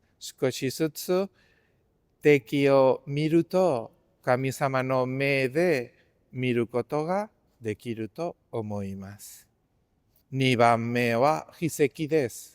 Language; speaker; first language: Japanese; non-native, fluent; Spanish